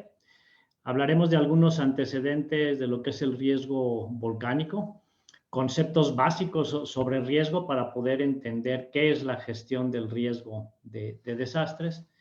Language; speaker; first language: Spanish; native; Spanish